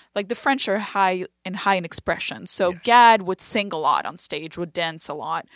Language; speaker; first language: English; non-native, fluent; French